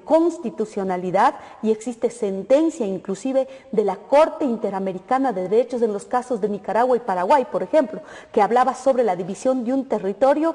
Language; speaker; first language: Spanish; native; Spanish